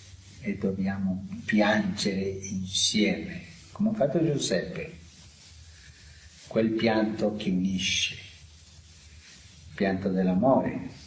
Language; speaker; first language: Italian; early bilingual, heritage; Italian